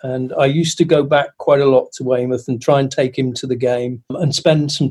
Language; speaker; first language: English; native; English